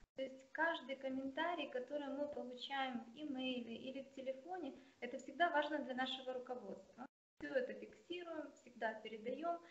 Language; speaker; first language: Russian; non-native, local second language; Ukrainian